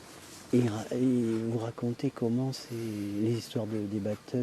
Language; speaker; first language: French; native; French